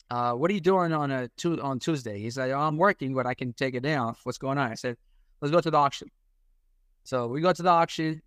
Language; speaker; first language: English; non-native, fluent; Arabic